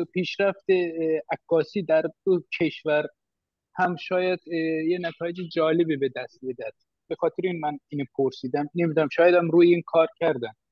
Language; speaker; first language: Persian; non-native, fluent; Turkish